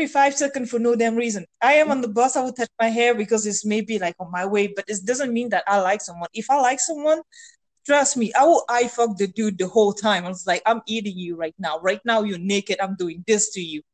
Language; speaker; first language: English; non-native, fluent; French